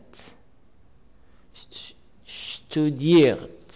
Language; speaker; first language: German; non-native, learner; Arabic